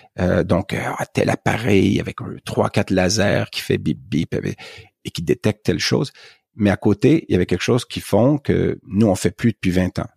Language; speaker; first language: French; native; French